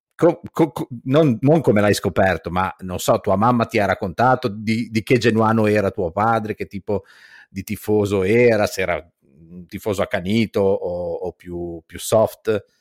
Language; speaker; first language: Italian; native; Italian